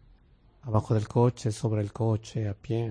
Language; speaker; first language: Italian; non-native, learner; Spanish